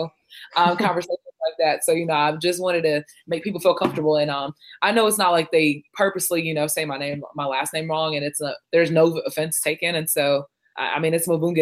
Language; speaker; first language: English; non-native, local second language; Shona